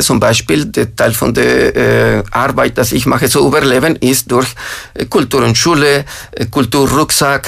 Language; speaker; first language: German; non-native, fluent; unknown